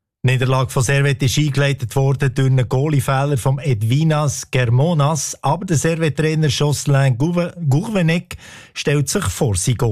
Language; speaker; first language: German; native; German